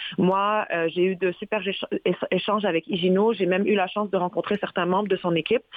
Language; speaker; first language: French; early bilingual, other home language; Arabic